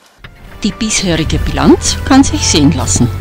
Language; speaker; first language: German; native; German